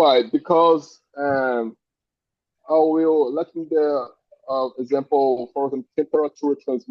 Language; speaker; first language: English; non-native, learner; Portuguese